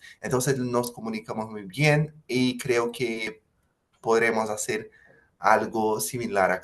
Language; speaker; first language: Spanish; non-native, fluent; Portuguese